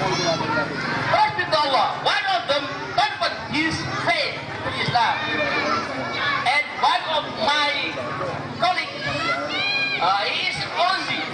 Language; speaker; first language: English; non-native, learner; Indonesian